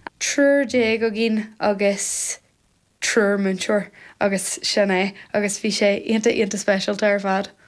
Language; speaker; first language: Irish; non-native, local second language; English